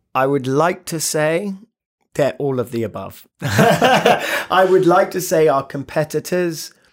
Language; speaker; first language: English; native; English